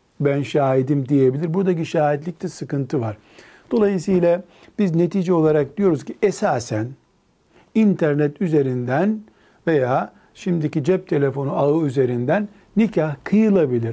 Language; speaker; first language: Turkish; native; Turkish